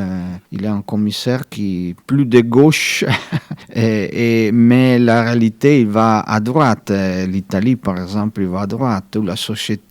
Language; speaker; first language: French; non-native, fluent; Italian